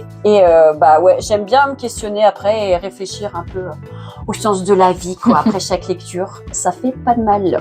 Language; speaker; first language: French; native; French